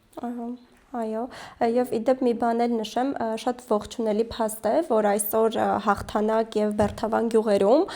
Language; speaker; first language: Armenian; native; Armenian